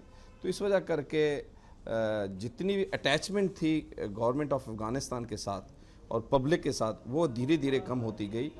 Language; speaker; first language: Hindi; non-native, fluent; Punjabi